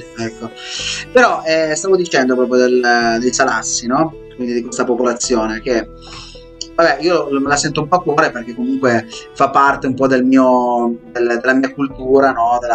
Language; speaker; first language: Italian; native; Italian